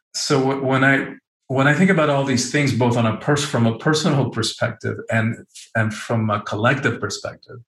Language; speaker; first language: English; early bilingual, other home language; Spanish